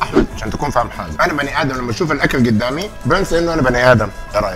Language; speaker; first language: Arabic; native; Arabic